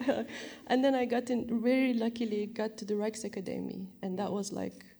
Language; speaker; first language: English; non-native, fluent; Turkish